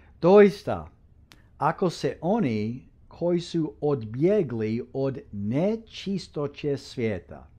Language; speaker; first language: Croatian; early bilingual, heritage; Croatian